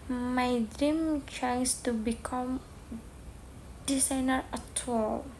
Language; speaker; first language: English; non-native, learner; Indonesian